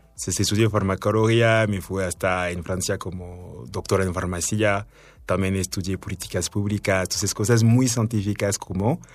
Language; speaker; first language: Spanish; non-native, fluent; French